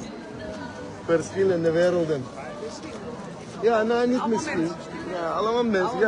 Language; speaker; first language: Dutch; non-native, fluent; Azerbaijani